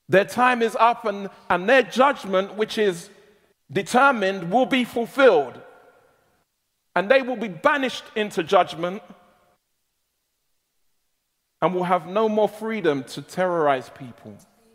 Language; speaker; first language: English; native; English